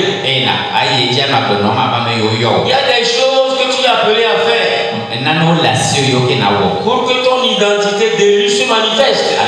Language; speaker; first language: French; non-native, local second language; Ewe